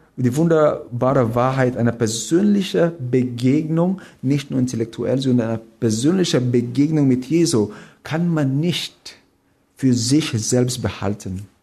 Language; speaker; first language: German; non-native, fluent; Filipino